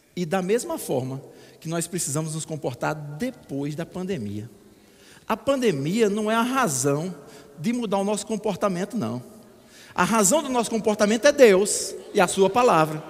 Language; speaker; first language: Portuguese; native; Portuguese